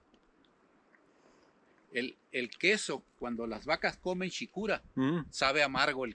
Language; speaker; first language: Spanish; native; Spanish